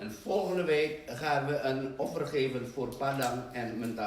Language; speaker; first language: Dutch; non-native, fluent; Indonesian